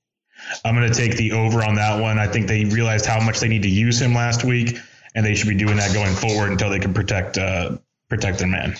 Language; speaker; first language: English; native; English